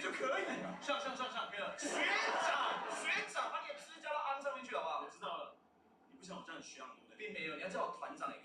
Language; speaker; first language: Chinese; native; Chinese